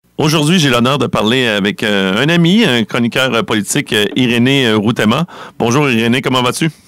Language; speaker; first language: French; native; French